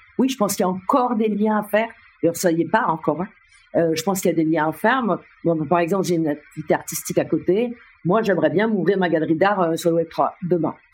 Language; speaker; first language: French; native; French